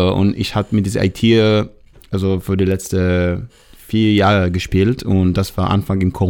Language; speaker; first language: German; non-native, learner; Hebrew